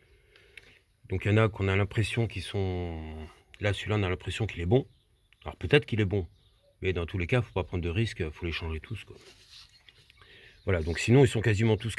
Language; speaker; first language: French; native; French